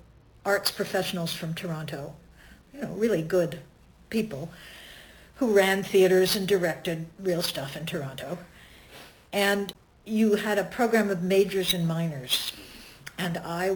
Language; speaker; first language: English; native; English